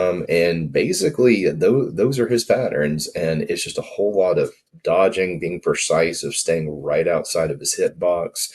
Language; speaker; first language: English; native; English